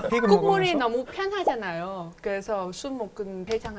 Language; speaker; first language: Korean; non-native, fluent; Vietnamese